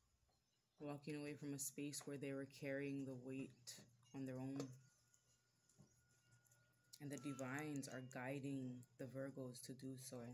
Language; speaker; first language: English; native; English